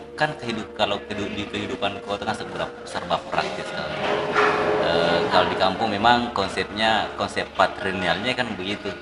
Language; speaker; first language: Indonesian; native; Indonesian